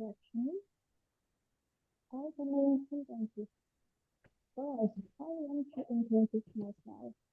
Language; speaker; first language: English; non-native, learner; Indonesian